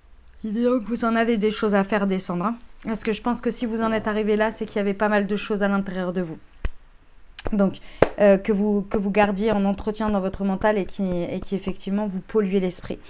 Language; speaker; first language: French; native; French